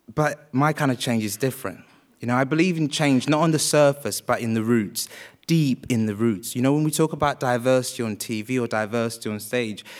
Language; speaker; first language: English; native; English